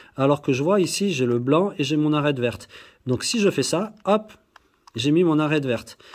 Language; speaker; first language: French; native; French